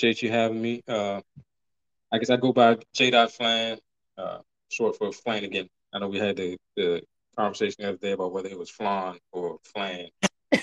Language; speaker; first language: English; native; English